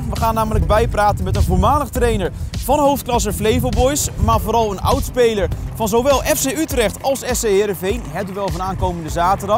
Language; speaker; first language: Dutch; native; Dutch